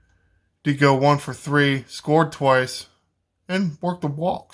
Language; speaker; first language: English; native; English